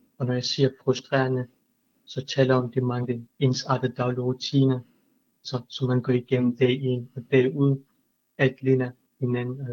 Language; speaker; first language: Danish; non-native, fluent; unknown